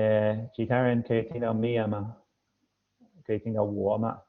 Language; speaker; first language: Chinese; non-native, fluent; English